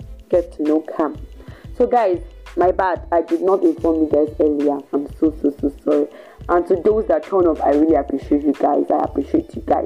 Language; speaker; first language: English; non-native, local second language; Yoruba